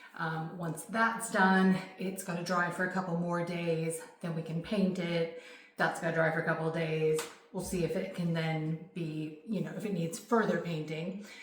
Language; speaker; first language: English; native; English